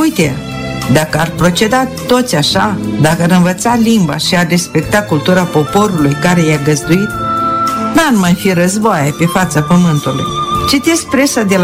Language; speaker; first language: Romanian; non-native, local second language; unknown